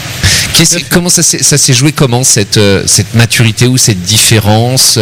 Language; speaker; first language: French; native; French